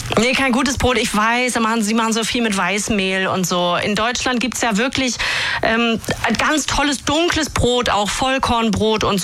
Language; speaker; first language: German; native; German